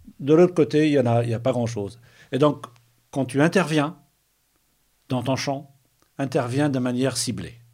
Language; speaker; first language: French; non-native, local second language; Arabic